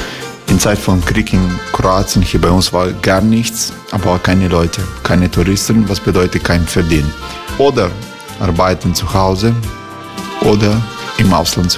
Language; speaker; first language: German; non-native, learner; Croatian